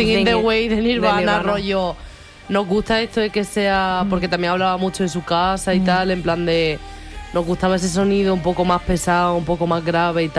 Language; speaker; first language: Spanish; native; Spanish